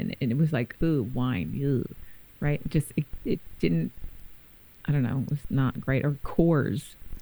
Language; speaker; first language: English; native; English